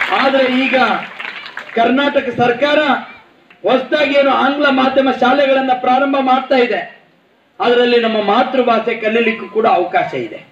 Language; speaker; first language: Kannada; native; Kannada